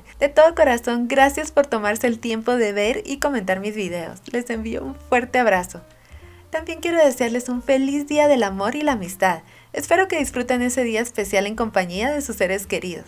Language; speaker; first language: Spanish; native; Spanish